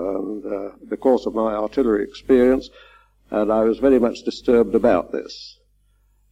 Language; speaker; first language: English; native; English